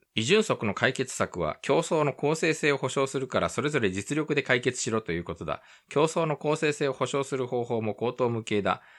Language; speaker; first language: Japanese; native; Japanese